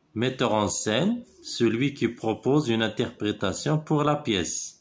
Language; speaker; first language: French; non-native, local second language; Arabic